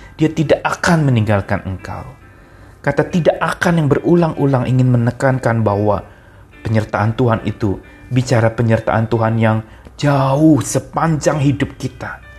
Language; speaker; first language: Indonesian; native; Indonesian